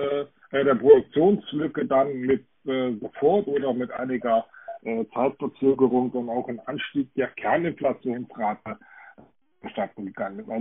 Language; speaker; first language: German; native; German